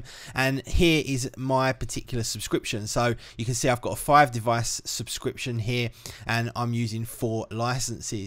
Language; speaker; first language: English; native; English